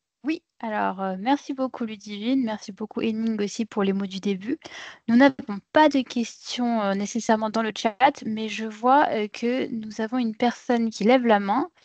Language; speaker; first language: French; native; French